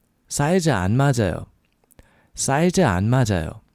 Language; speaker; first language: Korean; non-native, fluent; English